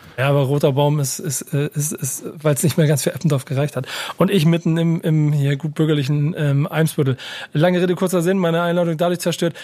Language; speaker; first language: German; native; German